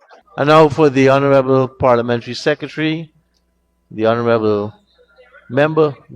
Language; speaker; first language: English; native; English